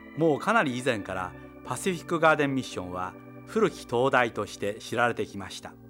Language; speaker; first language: Japanese; native; Japanese